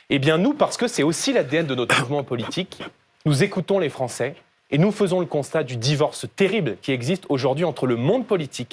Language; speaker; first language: French; native; French